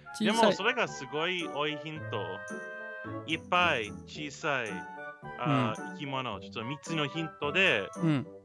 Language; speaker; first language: Japanese; non-native, learner; English